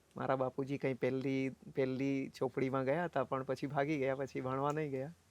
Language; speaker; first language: Gujarati; non-native, local second language; Bhili